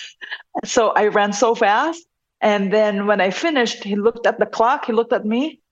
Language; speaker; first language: English; non-native, local second language; Hiligaynon